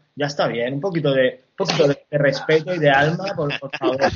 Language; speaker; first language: Spanish; native; Spanish